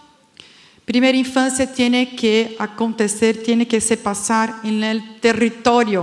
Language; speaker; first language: Spanish; non-native, fluent; Portuguese